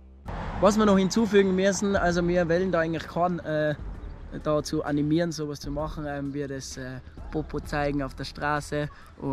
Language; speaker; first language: German; native; German